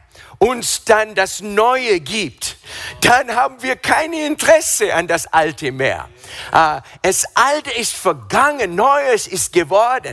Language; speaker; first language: German; non-native, fluent; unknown